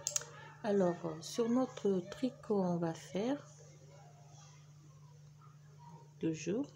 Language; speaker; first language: French; native; French